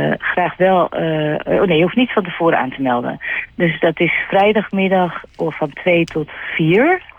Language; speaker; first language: Dutch; native; Dutch